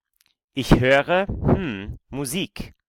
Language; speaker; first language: German; non-native, fluent; English